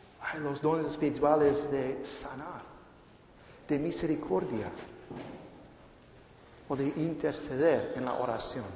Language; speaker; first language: Spanish; non-native, fluent; English